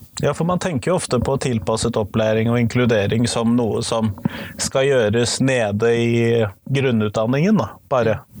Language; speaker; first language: Norwegian; native; Norwegian